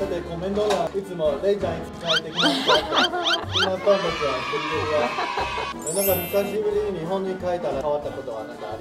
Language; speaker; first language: Japanese; non-native, fluent; Chinese